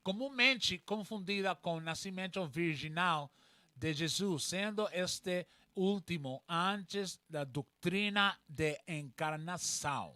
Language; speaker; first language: Portuguese; non-native, learner; Spanish